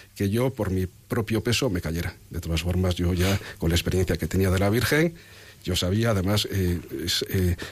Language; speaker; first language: Spanish; native; Spanish